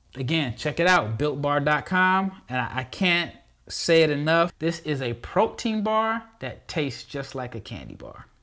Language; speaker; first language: English; native; English